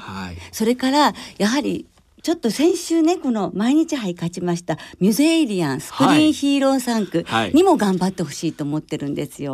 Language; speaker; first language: Japanese; native; Japanese